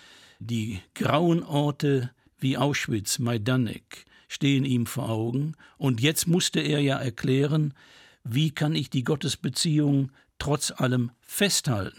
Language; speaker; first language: German; native; German